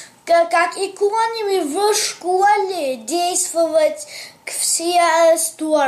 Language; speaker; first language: Russian; early bilingual, heritage; English